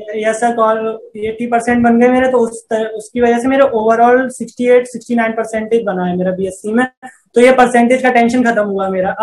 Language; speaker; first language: Hindi; native; Hindi